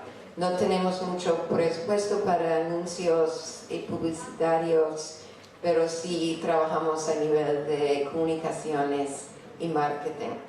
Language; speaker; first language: Spanish; non-native, fluent; English